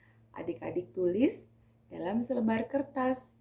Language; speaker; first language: Indonesian; native; Indonesian